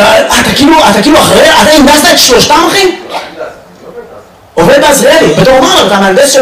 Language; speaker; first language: Hebrew; native; Hebrew